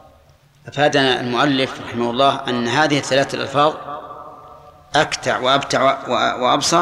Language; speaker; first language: Arabic; native; Arabic